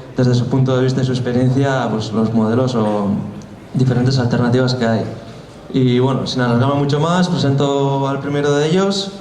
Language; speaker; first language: Spanish; non-native, local second language; Basque